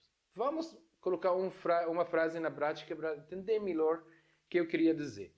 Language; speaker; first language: Portuguese; non-native, fluent; Arabic